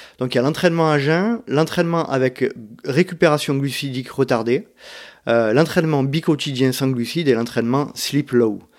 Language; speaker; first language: French; native; French